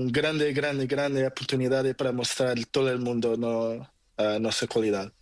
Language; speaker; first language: Spanish; non-native, learner; Portuguese